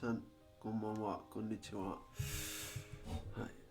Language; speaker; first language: Japanese; non-native, learner; Spanish